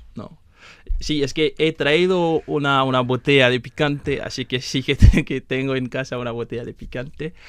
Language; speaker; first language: Spanish; non-native, fluent; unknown